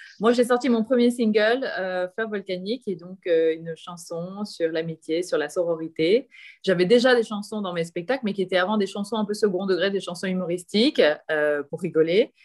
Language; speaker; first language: French; early bilingual, other home language; Korean